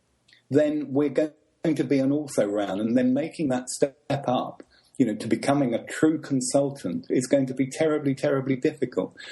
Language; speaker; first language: English; native; English